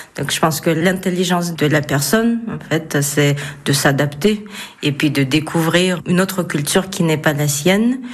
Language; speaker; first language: French; non-native, fluent; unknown